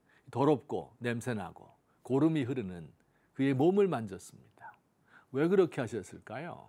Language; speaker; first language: Korean; native; Korean